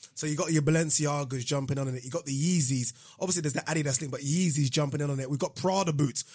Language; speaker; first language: English; non-native, local second language; Yoruba